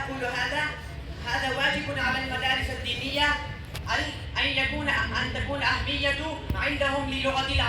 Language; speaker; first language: Arabic; non-native, learner; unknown